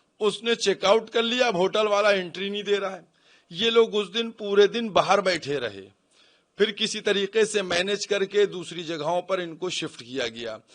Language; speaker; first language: Urdu; native; Urdu